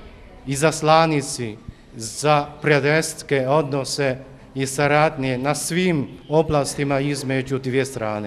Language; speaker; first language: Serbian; non-native, fluent; Chinese